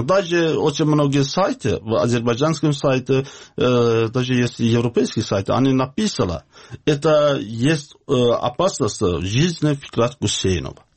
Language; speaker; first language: Russian; non-native, learner; Azerbaijani